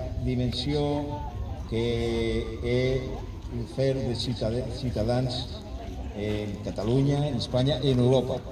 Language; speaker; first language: Catalan; non-native, fluent; Spanish